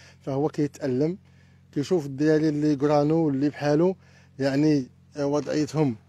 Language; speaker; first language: Arabic; native; Arabic